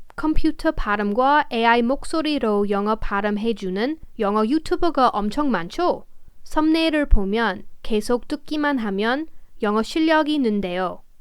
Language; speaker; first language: Korean; non-native, fluent; English